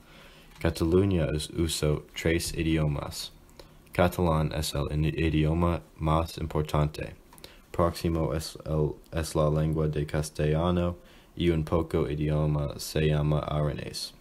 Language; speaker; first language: Spanish; non-native, learner; English